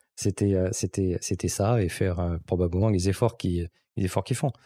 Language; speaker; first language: French; native; French